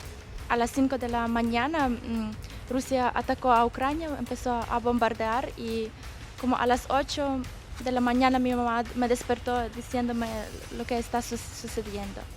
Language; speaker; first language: Spanish; non-native, fluent; Ukrainian